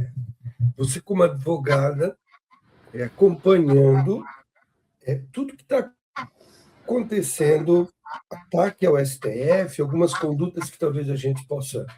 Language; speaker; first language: Portuguese; native; Portuguese